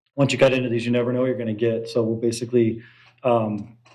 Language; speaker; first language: English; native; English